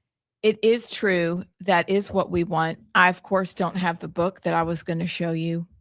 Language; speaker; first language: English; native; English